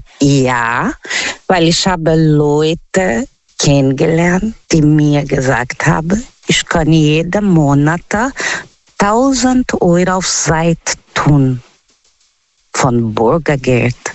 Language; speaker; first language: German; non-native, learner; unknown